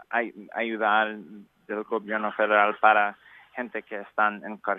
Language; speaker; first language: Spanish; non-native, learner; English